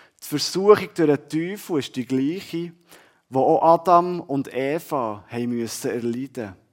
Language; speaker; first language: German; native; German